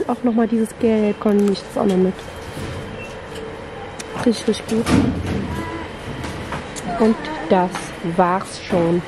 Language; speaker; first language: German; native; German